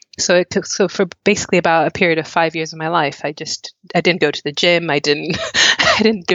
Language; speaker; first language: English; non-native, local second language; Nyanja